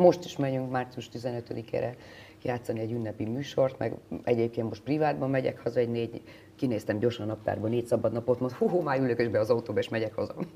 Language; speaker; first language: Hungarian; native; Hungarian